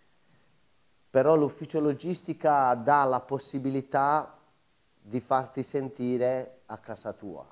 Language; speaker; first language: Italian; native; Italian